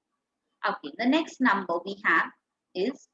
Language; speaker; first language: English; non-native, local second language; Tamil